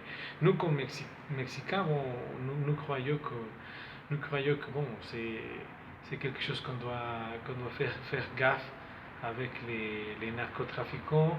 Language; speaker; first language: French; non-native, fluent; Spanish